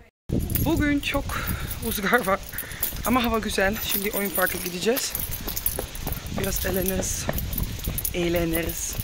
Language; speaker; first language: Turkish; non-native, learner; Dutch